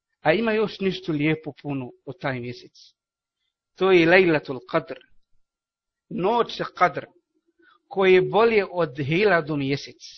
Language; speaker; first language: Bosnian; non-native, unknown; Arabic